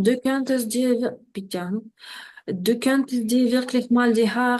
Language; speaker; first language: German; non-native, fluent; Ukrainian